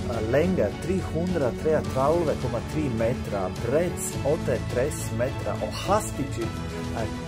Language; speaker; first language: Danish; non-native, learner; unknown